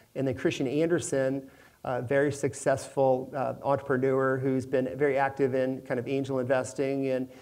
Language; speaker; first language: English; native; English